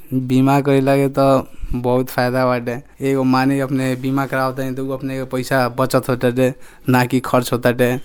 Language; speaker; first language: Bhojpuri; native; Bhojpuri